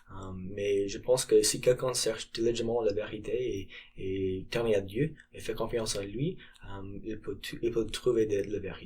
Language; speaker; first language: French; non-native, learner; English